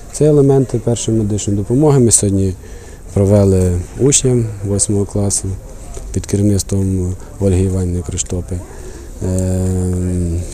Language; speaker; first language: Ukrainian; native; Ukrainian